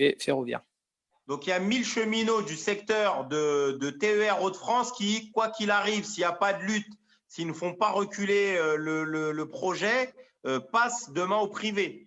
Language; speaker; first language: French; native; French